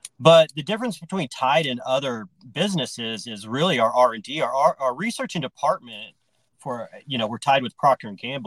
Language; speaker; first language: English; native; English